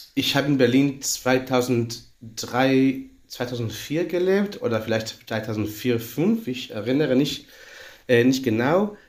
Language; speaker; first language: German; non-native, fluent; Hebrew